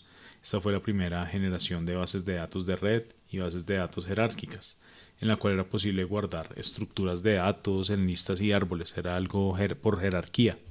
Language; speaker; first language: Spanish; native; Spanish